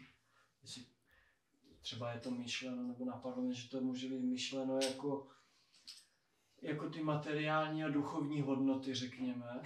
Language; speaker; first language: Czech; native; Czech